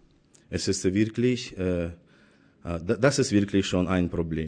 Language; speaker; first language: German; non-native, fluent; Azerbaijani